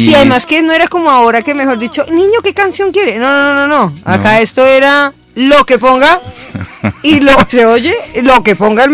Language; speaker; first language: Spanish; native; Spanish